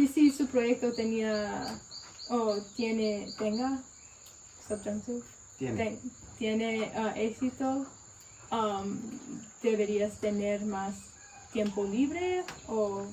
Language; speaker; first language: Spanish; non-native, learner; English